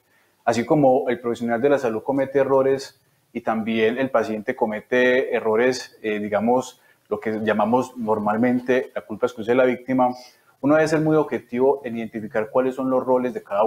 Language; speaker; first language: Spanish; native; Spanish